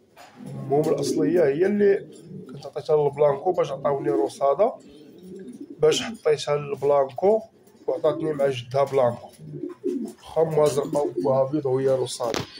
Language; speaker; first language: Arabic; native; Arabic